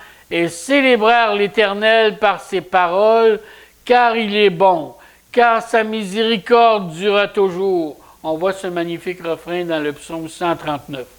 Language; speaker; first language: French; native; French